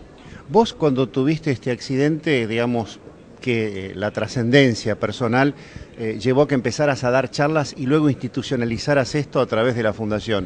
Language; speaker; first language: Spanish; native; Spanish